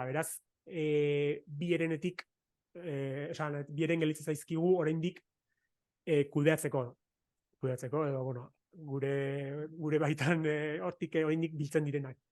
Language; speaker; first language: Basque; native; Basque